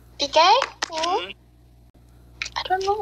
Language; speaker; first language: English; non-native, learner; Indonesian